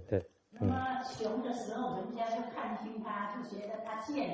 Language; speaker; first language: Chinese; non-native, fluent; Vietnamese